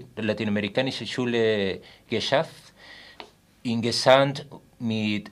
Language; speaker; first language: German; non-native, learner; Spanish